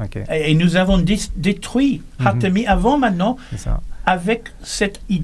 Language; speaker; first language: French; non-native, learner; English